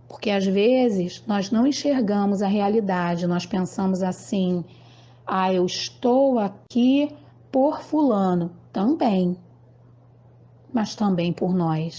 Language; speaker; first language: Portuguese; native; Portuguese